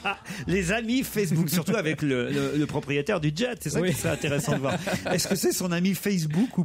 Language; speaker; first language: French; native; French